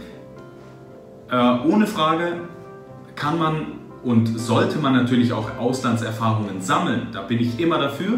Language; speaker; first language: German; early bilingual, other home language; Russian